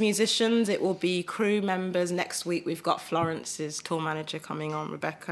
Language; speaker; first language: English; native; English